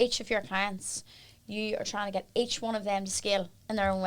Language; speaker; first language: English; native; English